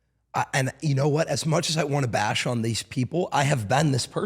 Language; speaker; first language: English; native; English